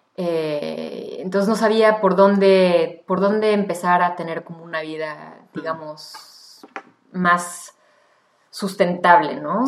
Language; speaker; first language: Spanish; native; Spanish